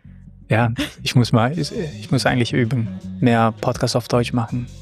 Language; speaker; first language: German; non-native, learner; Spanish